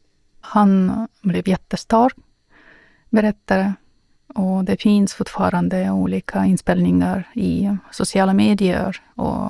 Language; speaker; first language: Swedish; non-native, fluent; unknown